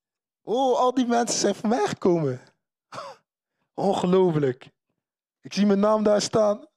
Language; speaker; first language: Dutch; early bilingual, other home language; Lingala